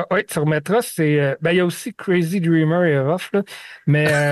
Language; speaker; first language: French; native; French